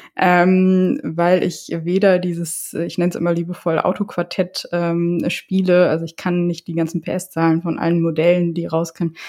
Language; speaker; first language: German; early bilingual, other home language; Polish